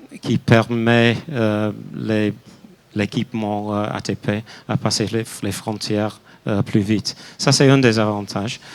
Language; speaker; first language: French; non-native, fluent; English